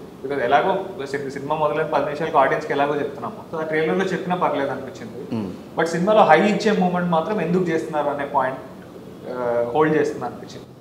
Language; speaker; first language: Telugu; native; Telugu